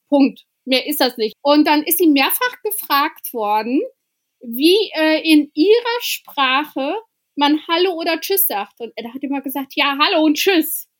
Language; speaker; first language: German; early bilingual, other home language; Albanian